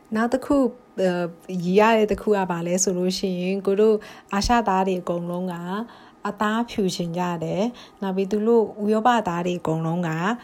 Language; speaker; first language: Burmese; native; Burmese